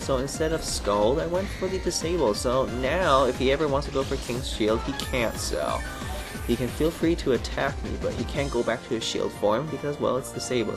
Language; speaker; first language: English; native; English